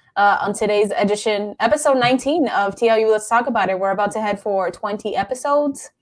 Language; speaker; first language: English; non-native, local second language; Spanish